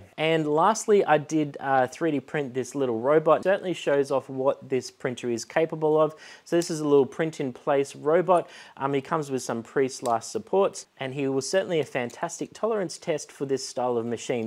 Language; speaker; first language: English; native; English